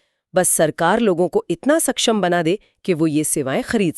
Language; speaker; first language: Hindi; native; Hindi